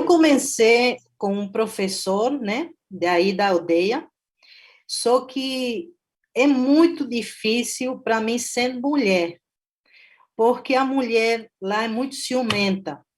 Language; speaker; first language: Portuguese; non-native, fluent; Spanish